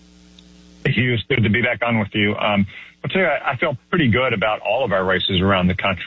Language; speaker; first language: English; native; English